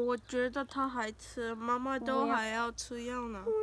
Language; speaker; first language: Chinese; early bilingual, heritage; Chinese